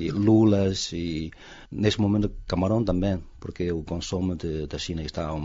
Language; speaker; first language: Portuguese; non-native, fluent; Chinese